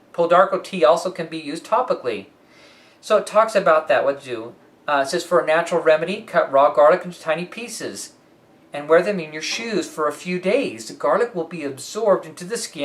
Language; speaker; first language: English; native; English